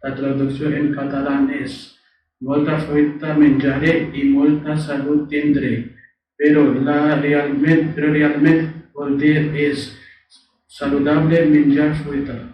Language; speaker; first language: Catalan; non-native, learner; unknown